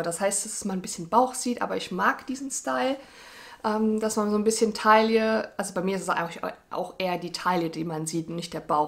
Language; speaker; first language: German; native; German